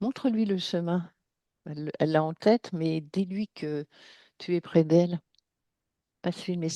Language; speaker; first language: French; native; French